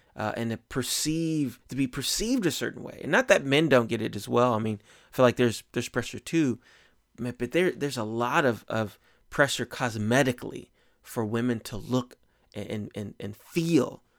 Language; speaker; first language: English; native; English